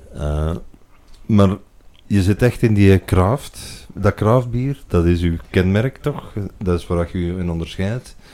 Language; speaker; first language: Dutch; native; Dutch